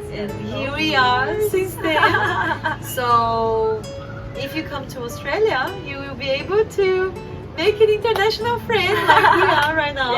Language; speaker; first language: English; non-native, fluent; Portuguese